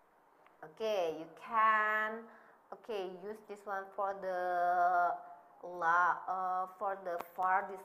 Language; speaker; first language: English; non-native, learner; Indonesian